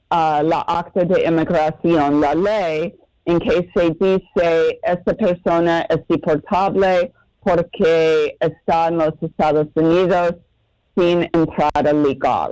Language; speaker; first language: Spanish; non-native, learner; English